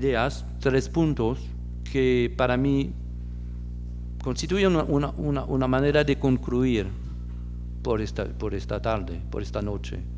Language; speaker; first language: Spanish; non-native, fluent; French